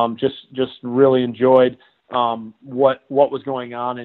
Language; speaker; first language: English; native; English